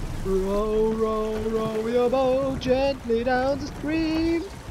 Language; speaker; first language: English; non-native, fluent; German